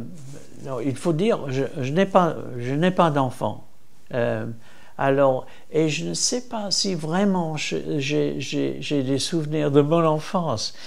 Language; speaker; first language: French; non-native, fluent; English